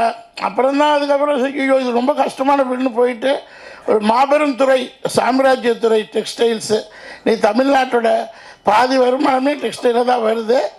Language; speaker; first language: Tamil; native; Tamil